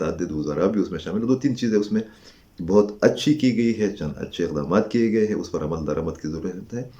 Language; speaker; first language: Urdu; native; Urdu